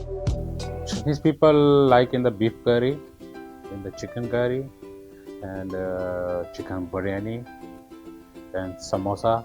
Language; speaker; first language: English; non-native, learner; Urdu